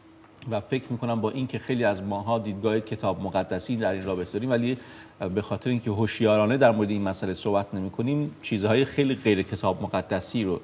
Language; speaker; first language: Persian; native; Persian